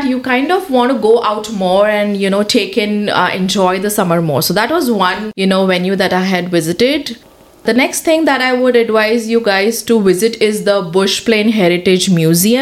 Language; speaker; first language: English; non-native, local second language; Hindi